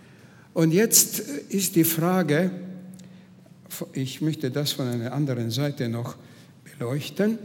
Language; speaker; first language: German; non-native, fluent; Hungarian